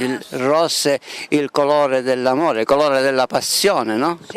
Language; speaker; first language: Italian; native; Italian